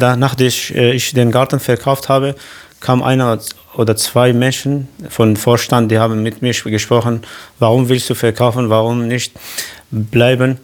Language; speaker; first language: German; non-native, learner; Arabic